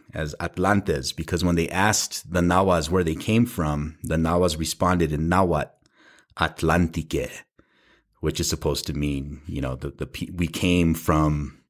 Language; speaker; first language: English; native; English